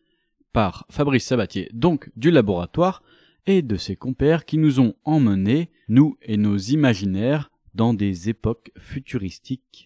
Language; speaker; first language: French; native; French